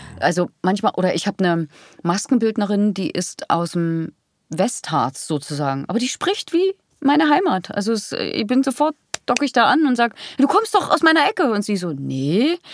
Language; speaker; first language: German; native; German